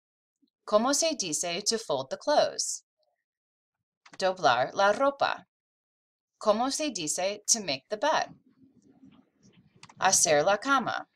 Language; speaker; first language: Spanish; non-native, fluent; English